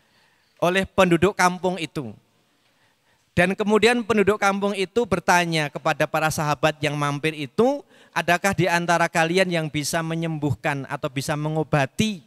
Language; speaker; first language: Indonesian; native; Indonesian